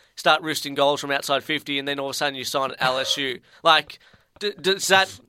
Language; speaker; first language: English; native; English